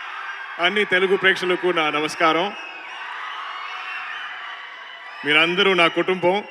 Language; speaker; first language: Telugu; non-native, learner; Malayalam